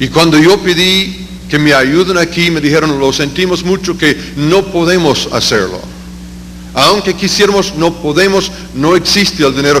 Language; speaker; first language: Spanish; non-native, fluent; English